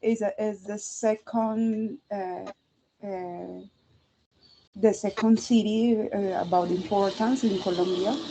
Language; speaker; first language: English; non-native, learner; Spanish